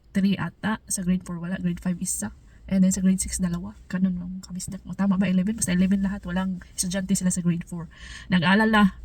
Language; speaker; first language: Filipino; non-native, local second language; Cebuano